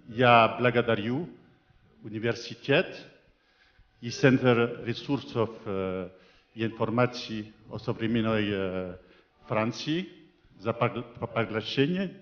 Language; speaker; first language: Russian; non-native, fluent; French